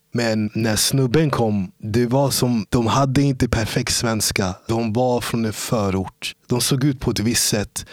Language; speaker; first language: Swedish; early bilingual, other home language; English